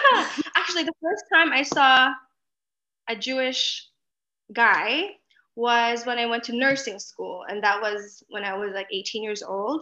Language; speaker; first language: English; non-native, local second language; Filipino